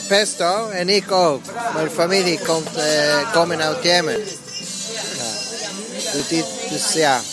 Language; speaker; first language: Dutch; non-native, learner; Hebrew